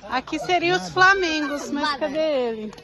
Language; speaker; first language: Portuguese; native; Portuguese